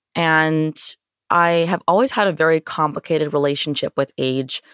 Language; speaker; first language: English; native; English